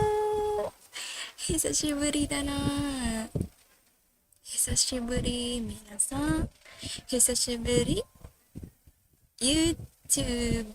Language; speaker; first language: Japanese; non-native, learner; Filipino